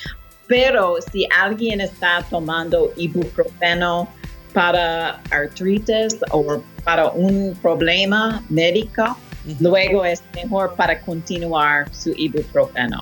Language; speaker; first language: Spanish; non-native, fluent; English